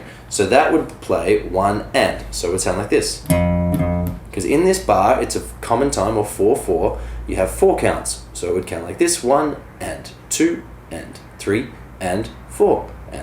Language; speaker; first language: English; native; English